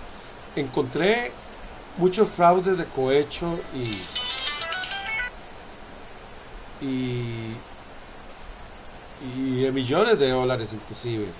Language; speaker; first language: Spanish; native; Spanish